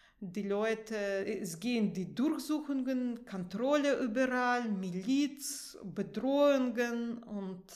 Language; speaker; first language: German; non-native, fluent; Russian